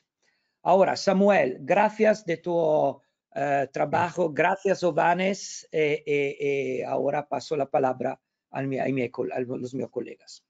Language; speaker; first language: Spanish; non-native, learner; Italian